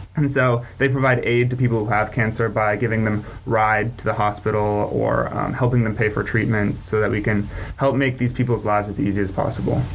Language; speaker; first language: English; native; English